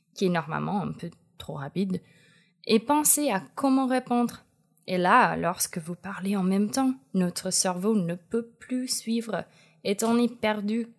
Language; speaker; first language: French; non-native, fluent; English